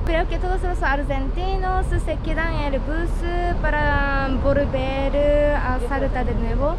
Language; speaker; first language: Spanish; non-native, fluent; Japanese